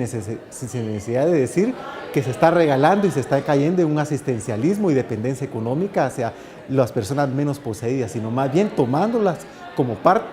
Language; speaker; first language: Spanish; native; Spanish